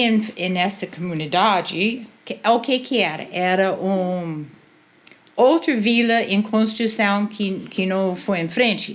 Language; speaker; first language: Portuguese; non-native, fluent; English